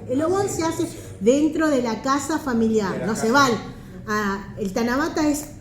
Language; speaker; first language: Spanish; native; Spanish